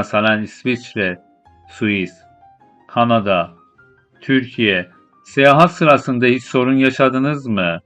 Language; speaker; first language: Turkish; non-native, fluent; Persian